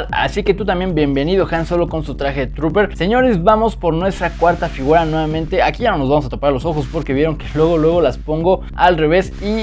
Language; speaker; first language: Spanish; native; Spanish